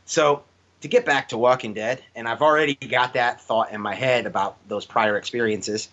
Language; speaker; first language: English; native; English